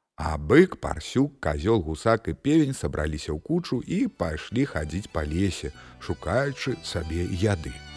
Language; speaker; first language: Belarusian; native; Belarusian